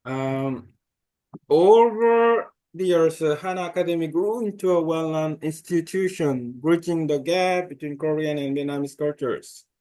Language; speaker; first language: English; non-native, learner; Korean